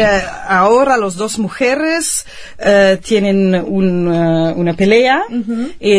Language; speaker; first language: Spanish; non-native, fluent; Dutch